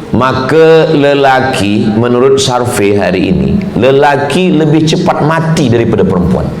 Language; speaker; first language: Malay; native; Malay